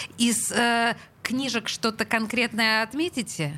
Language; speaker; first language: Russian; native; Russian